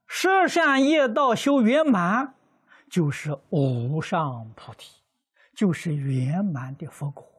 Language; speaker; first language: Chinese; native; Chinese